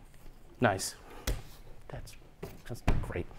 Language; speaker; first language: English; native; English